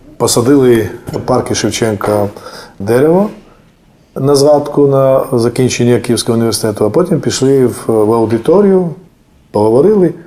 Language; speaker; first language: Ukrainian; non-native, fluent; Georgian